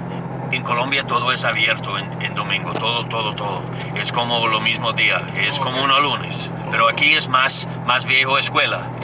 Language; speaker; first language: Spanish; non-native, learner; English